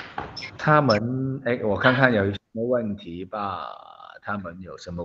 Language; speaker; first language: Chinese; non-native, local second language; Cantonese